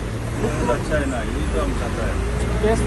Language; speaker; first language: Hindi; non-native, local second language; Khasi